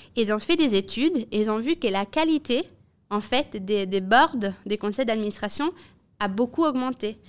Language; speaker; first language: French; non-native, fluent; Italian